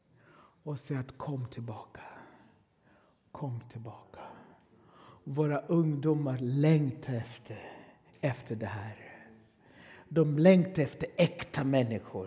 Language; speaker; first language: Swedish; non-native, fluent; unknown